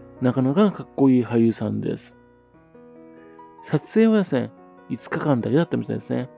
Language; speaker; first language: Japanese; native; Japanese